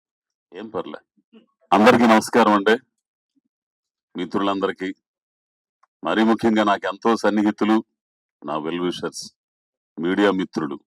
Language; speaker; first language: Telugu; native; Telugu